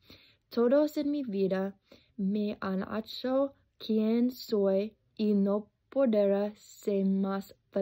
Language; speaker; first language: Spanish; non-native, learner; English